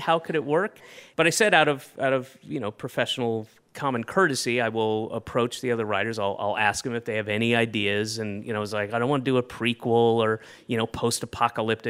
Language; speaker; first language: English; native; English